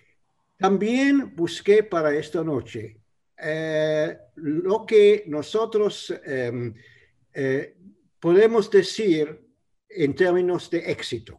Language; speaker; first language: Spanish; non-native, fluent; English